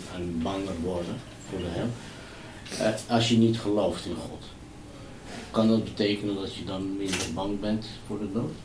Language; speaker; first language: Dutch; native; Dutch